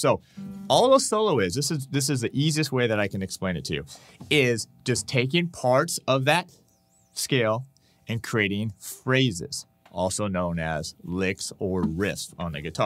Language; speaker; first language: English; native; English